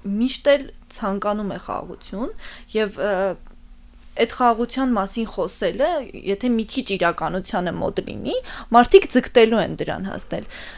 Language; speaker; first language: Armenian; native; Armenian